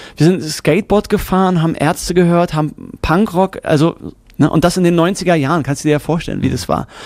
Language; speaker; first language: German; native; German